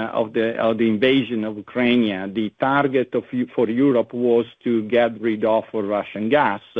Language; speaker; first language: English; non-native, fluent; Italian